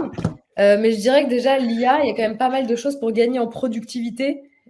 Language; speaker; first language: French; native; French